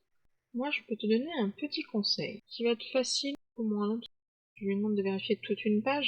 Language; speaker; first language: French; native; French